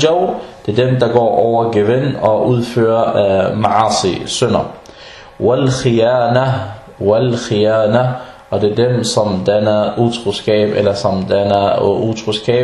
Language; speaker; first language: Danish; early bilingual, other home language; Arabic